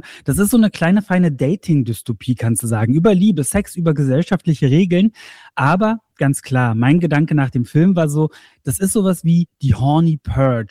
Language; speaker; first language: German; native; German